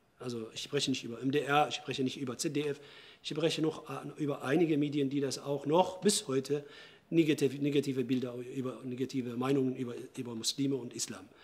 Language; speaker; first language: German; non-native, fluent; Arabic